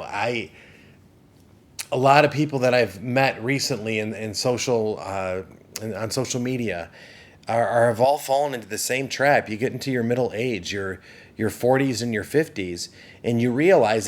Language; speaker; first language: English; native; English